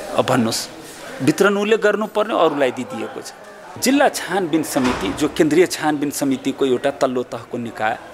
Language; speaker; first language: Nepali; non-native, local second language; Maithili